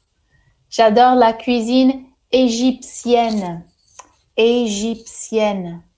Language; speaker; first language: French; non-native, fluent; English